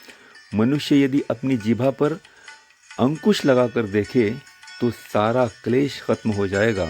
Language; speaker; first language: Hindi; non-native, local second language; Marathi